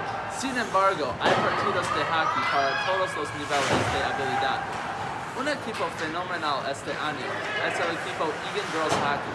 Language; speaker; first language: Spanish; non-native, learner; English